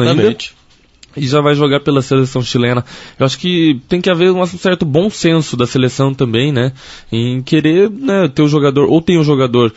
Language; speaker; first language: Portuguese; native; Portuguese